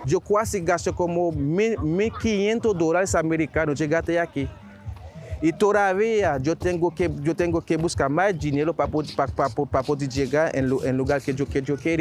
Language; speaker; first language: Portuguese; non-native, learner; Haitian Creole